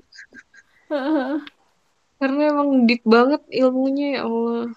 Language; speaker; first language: Indonesian; native; Indonesian